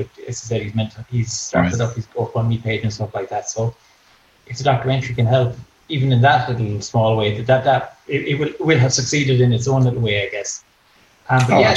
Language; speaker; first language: English; native; English